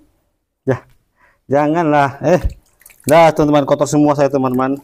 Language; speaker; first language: Indonesian; native; Indonesian